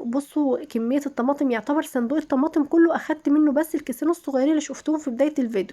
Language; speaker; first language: Arabic; native; Arabic